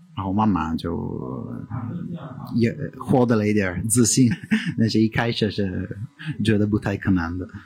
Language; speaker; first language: Chinese; non-native, fluent; Italian